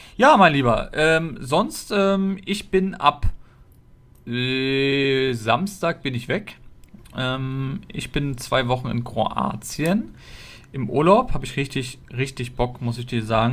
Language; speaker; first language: German; native; German